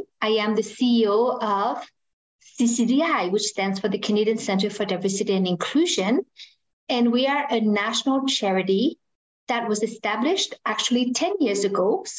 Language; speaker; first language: English; non-native, fluent; French